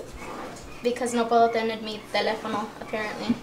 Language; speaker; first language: Spanish; early bilingual, heritage; Spanish